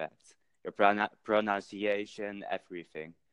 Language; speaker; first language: English; non-native, fluent; Dutch